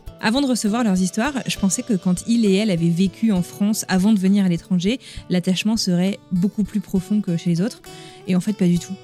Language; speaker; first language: French; native; French